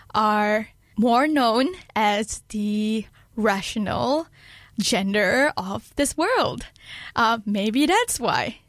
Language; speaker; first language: English; non-native, local second language; Malay